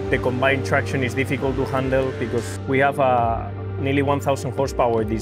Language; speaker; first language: English; non-native, fluent; Spanish